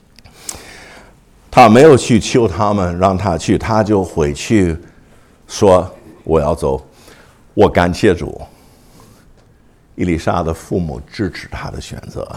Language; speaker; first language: Chinese; non-native, fluent; English